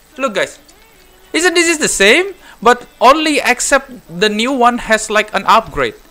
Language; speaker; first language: English; non-native, fluent; Indonesian